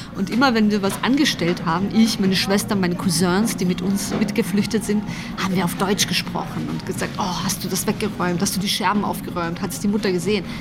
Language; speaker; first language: German; early bilingual, other home language; Bosnian